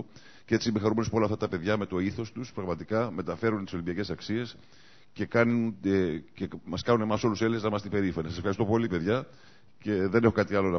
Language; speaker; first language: Greek; native; Greek